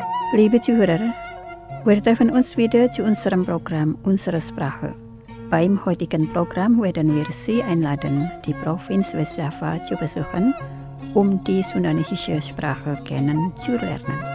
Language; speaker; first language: German; non-native, fluent; Indonesian